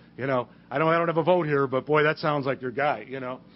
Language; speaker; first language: English; native; English